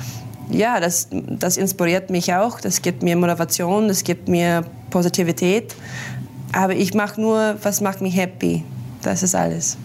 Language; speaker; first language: German; non-native, learner; English